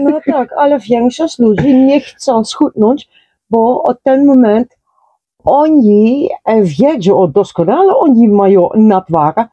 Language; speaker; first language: Polish; non-native, learner; Dutch